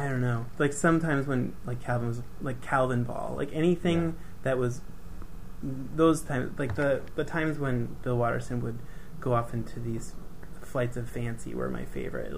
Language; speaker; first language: English; native; English